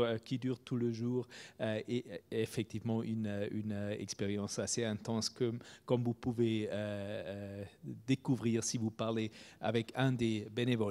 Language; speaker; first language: French; non-native, fluent; German